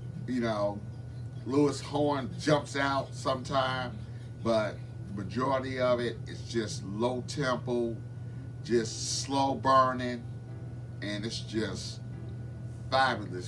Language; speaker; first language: English; native; English